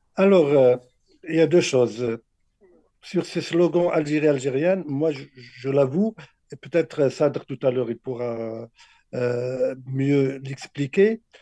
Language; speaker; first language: French; non-native, local second language; Arabic